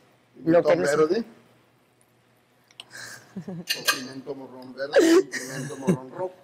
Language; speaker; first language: Spanish; native; Spanish